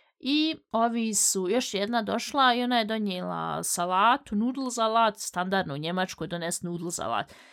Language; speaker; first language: Bosnian; early bilingual, heritage; Bosnian